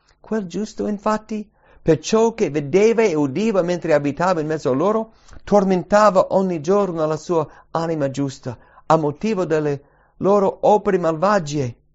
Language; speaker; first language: Italian; early bilingual, heritage; English